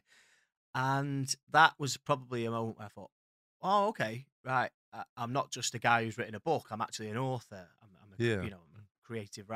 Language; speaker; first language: English; native; English